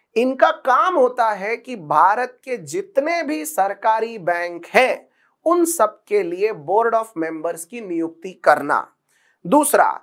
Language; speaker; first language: Hindi; non-native, local second language; Marathi